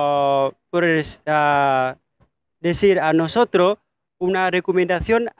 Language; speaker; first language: Spanish; non-native, fluent; Vietnamese